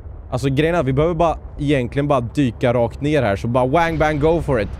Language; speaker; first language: Swedish; native; Swedish